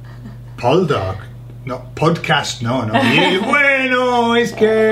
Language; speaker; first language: Spanish; non-native, fluent; English